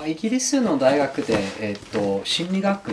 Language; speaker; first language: Japanese; non-native, learner; English